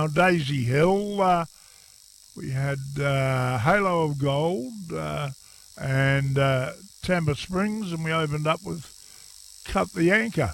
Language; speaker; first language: English; native; English